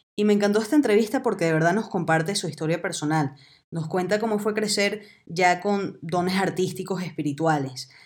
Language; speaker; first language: Spanish; native; Spanish